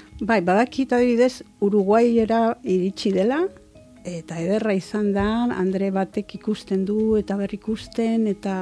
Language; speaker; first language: Basque; non-native, local second language; Spanish